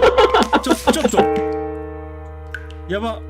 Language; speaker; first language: Japanese; native; Japanese